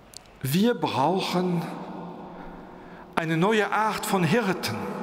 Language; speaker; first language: German; non-native, local second language; Luxembourgish